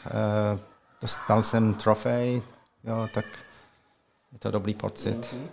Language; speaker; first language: Czech; non-native, learner; English